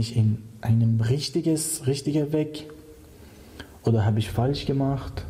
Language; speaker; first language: German; non-native, learner; Persian